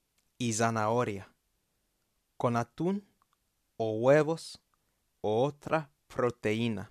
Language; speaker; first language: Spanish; non-native, fluent; English